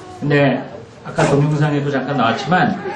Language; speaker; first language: Korean; native; Korean